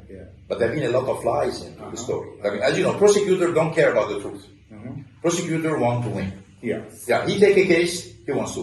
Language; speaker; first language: English; non-native, fluent; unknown